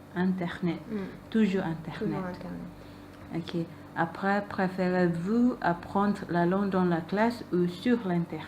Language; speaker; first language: French; non-native, learner; Malay